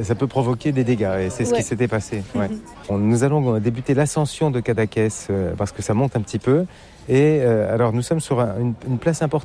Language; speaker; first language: French; native; French